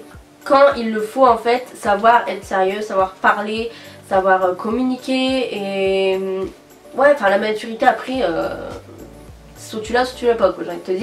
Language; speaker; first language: French; native; French